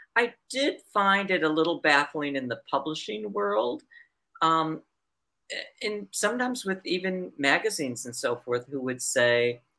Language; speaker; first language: English; native; English